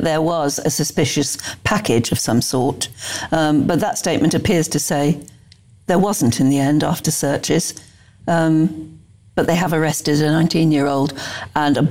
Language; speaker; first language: English; native; English